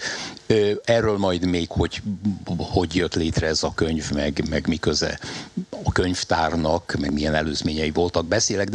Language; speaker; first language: Hungarian; native; Hungarian